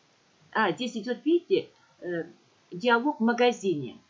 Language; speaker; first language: Russian; non-native, local second language; Kyrgyz